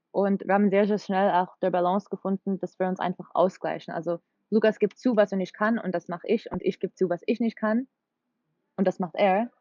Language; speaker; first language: German; non-native, fluent; English